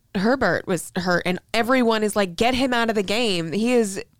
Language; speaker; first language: English; native; English